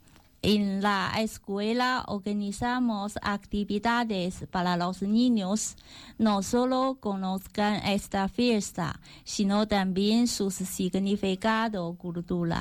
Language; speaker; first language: Spanish; non-native, learner; Chinese